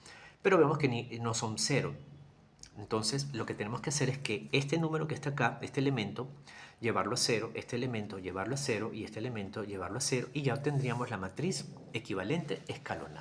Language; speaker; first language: Spanish; native; Spanish